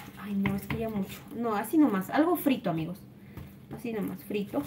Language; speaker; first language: Spanish; native; Spanish